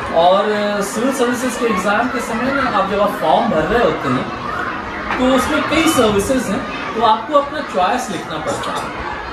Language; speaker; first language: Hindi; native; Hindi